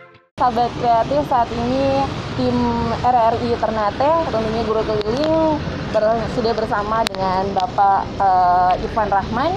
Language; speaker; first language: Indonesian; native; Indonesian